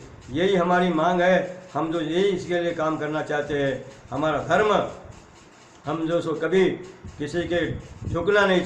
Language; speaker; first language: Hindi; non-native, local second language; Lambadi